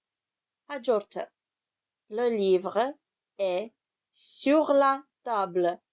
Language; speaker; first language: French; non-native, fluent; Armenian